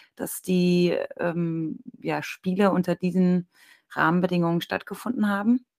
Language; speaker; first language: German; native; German